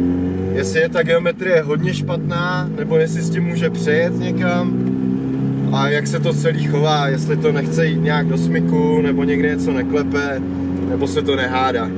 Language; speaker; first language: Czech; native; Czech